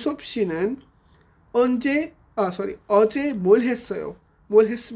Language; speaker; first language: Korean; non-native, fluent; Urdu